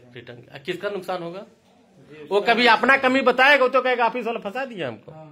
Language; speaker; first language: Hindi; native; Hindi